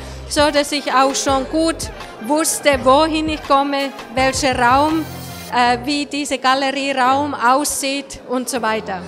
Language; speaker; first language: German; non-native, fluent; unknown